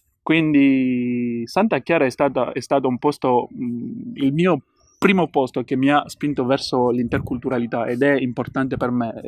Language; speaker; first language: Italian; non-native, fluent; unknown